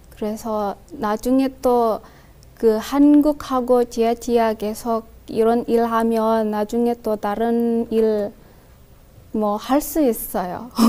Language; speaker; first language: Korean; non-native, learner; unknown